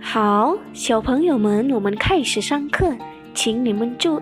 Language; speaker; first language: Chinese; non-native, fluent; Indonesian